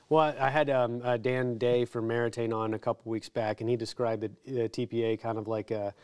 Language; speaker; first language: English; native; English